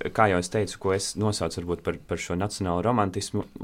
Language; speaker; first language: Latvian; native; Latvian